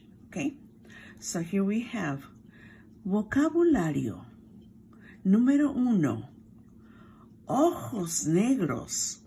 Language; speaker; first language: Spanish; non-native, fluent; English